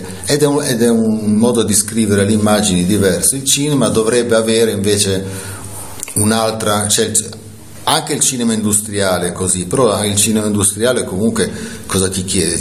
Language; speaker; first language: Italian; native; Italian